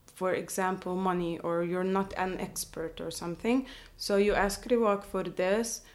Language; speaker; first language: English; non-native, fluent; Arabic